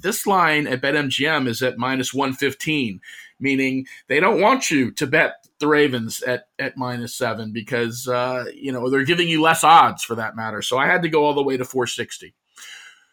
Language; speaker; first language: English; native; English